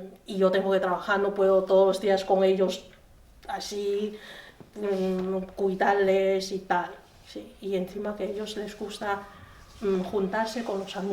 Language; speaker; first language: Spanish; non-native, learner; Chinese